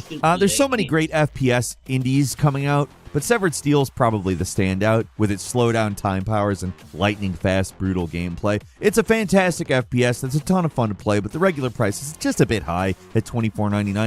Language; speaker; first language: English; native; English